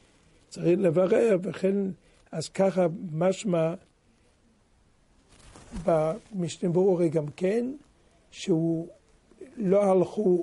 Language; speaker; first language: Hebrew; non-native, fluent; French